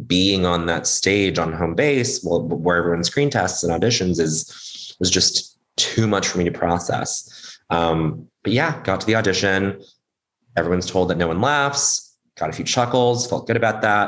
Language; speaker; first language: English; native; English